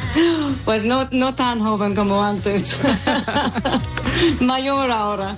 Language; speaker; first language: Spanish; non-native, learner; English